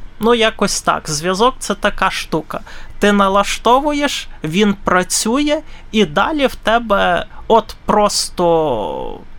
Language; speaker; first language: Ukrainian; native; Ukrainian